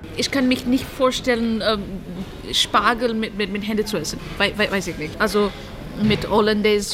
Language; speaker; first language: German; non-native, learner; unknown